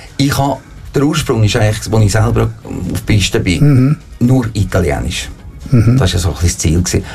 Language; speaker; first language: German; non-native, fluent; Italian